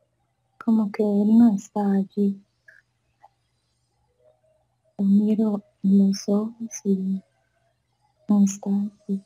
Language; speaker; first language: Spanish; non-native, fluent; Italian